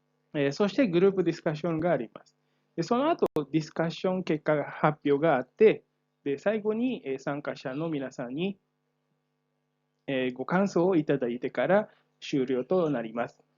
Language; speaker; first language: Japanese; non-native, fluent; Indonesian